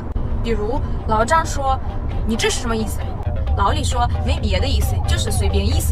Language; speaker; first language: Chinese; non-native, fluent; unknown